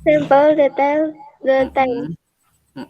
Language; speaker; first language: English; non-native, learner; Indonesian